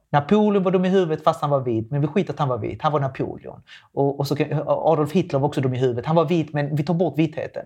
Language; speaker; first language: Swedish; non-native, fluent; Spanish